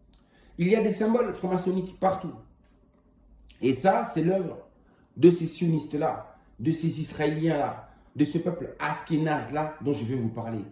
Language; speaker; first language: French; non-native, local second language; Kongo